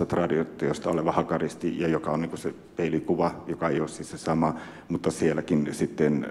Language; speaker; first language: Finnish; native; Finnish